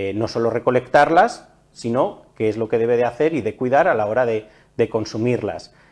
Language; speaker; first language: Spanish; native; Spanish